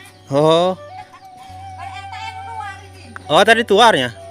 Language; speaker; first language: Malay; non-native, local second language; Sundanese